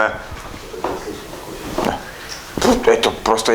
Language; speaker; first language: Russian; non-native, learner; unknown